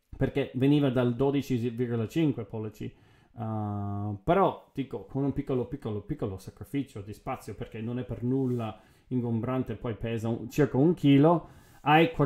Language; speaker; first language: Italian; non-native, fluent; English